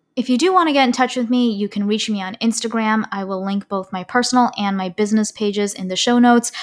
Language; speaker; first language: English; early bilingual, other home language; Malayalam